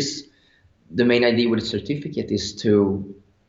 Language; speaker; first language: English; non-native, fluent; Swedish